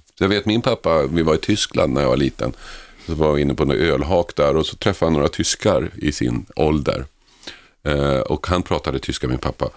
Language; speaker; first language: Swedish; native; Swedish